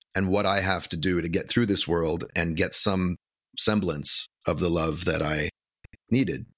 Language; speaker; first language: English; native; English